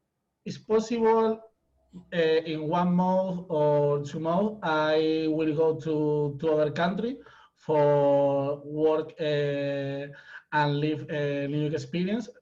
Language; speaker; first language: English; non-native, learner; Spanish